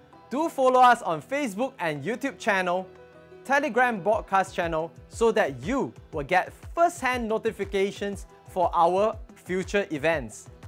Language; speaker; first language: English; non-native, local second language; Chinese